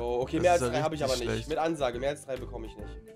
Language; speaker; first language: German; native; German